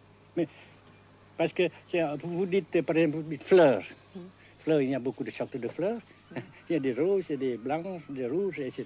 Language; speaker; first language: French; non-native, local second language; Vietnamese